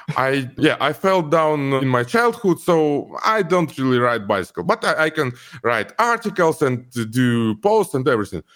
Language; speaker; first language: English; non-native, fluent; Kazakh